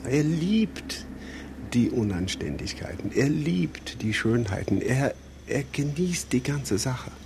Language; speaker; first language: German; non-native, fluent; English